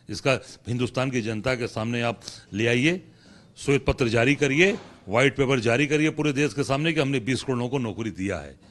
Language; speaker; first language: Hindi; native; Hindi